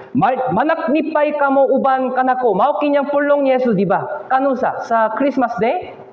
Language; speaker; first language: Cebuano; non-native, fluent; Korean